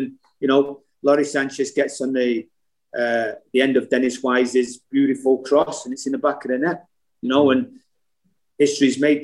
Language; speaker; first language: English; native; English